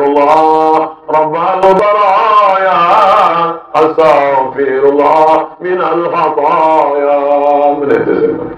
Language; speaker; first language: Indonesian; non-native, local second language; Malay